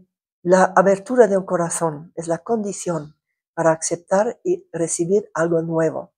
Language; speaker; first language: Spanish; non-native, fluent; Croatian